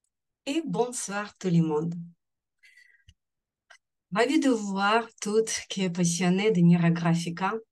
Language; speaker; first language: French; non-native, fluent; Russian